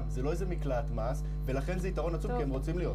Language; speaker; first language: Hebrew; native; Hebrew